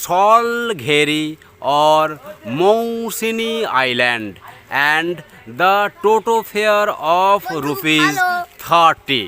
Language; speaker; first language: English; non-native, local second language; Bangla